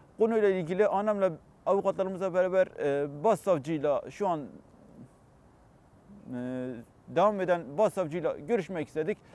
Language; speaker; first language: Turkish; non-native, local second language; Kurdish